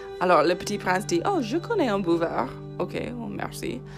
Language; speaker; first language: French; non-native, fluent; English